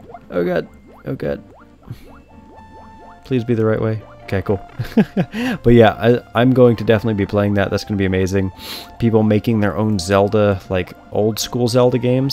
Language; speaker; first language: English; native; English